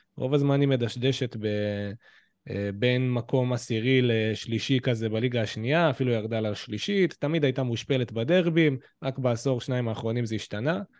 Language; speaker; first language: Hebrew; native; Hebrew